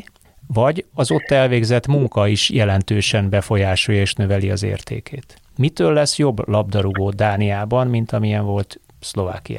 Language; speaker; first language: Hungarian; native; Hungarian